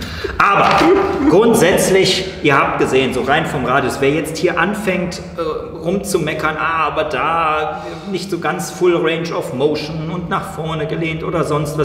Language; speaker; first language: German; native; German